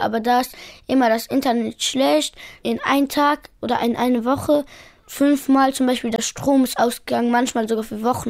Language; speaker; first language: German; early bilingual, other home language; Pashto